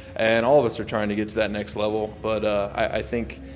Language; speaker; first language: English; native; English